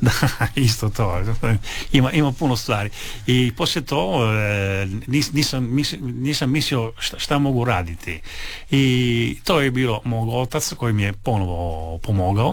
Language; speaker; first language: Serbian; early bilingual, heritage; Italian